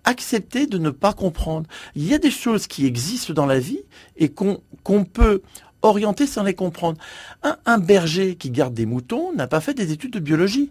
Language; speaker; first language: French; native; French